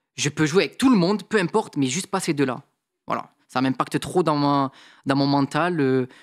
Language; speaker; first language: French; native; French